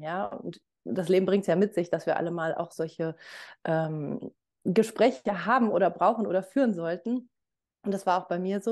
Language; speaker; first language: German; native; German